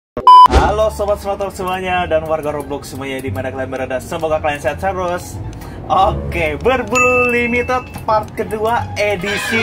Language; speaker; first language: Indonesian; native; Indonesian